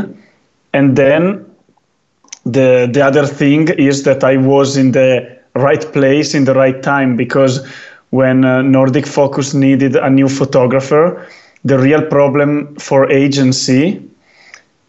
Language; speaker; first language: English; non-native, fluent; Italian